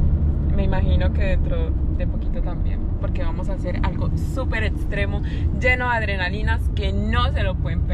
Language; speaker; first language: Spanish; native; Spanish